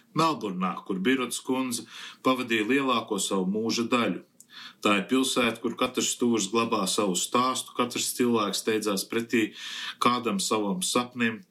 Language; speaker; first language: Latvian; early bilingual, heritage; Latvian